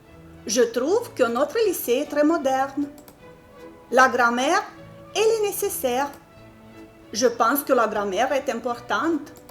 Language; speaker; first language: French; non-native, fluent; Romanian